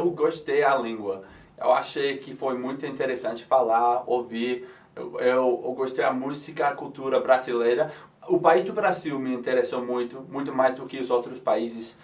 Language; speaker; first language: Portuguese; non-native, fluent; English